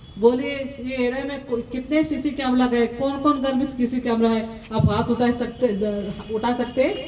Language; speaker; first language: Hindi; non-native, local second language; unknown